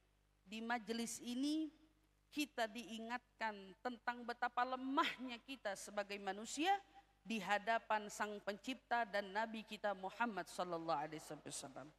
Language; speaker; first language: Indonesian; native; Indonesian